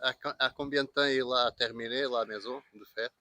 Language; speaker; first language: French; non-native, learner; Portuguese